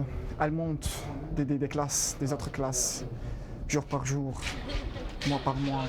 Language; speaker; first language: French; non-native, learner; Arabic